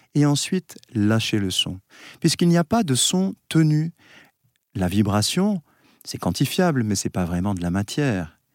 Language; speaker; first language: French; native; French